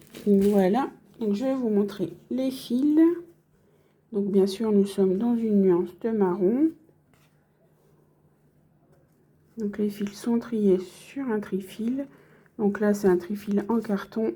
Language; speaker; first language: French; native; French